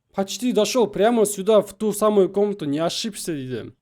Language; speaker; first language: Russian; non-native, local second language; Kazakh